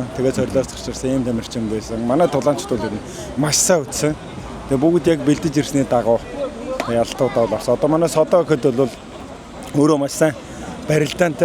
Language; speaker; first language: Mongolian; native; Mongolian